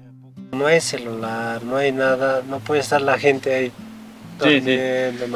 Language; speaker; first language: Spanish; non-native, local second language; Quechua